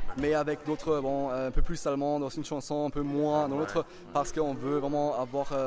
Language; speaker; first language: French; non-native, fluent; German